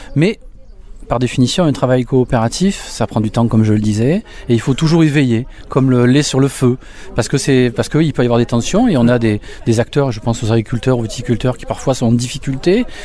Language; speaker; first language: French; native; French